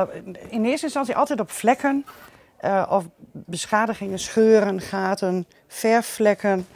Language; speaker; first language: Dutch; native; Dutch